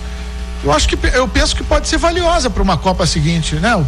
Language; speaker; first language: Portuguese; native; Portuguese